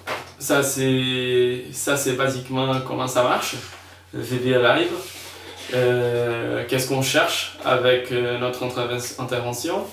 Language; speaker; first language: French; non-native, fluent; Spanish